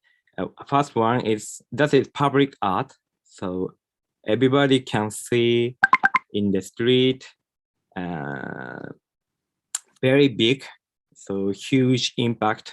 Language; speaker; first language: English; non-native, learner; Japanese